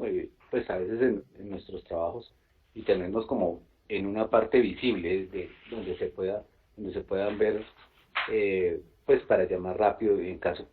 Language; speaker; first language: Spanish; native; Spanish